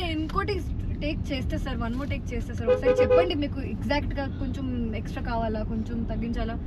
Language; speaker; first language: Telugu; non-native, fluent; Hindi